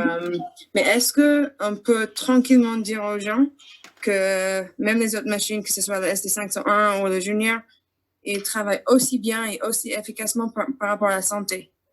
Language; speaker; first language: French; non-native, fluent; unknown